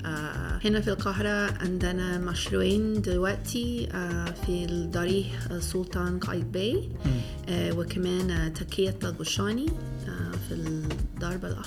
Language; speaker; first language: Arabic; non-native, fluent; English